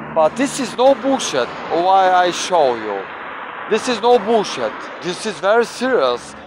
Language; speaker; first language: English; non-native, learner; Bulgarian